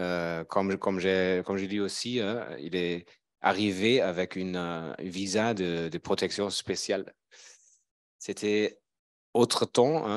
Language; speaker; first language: French; non-native, fluent; German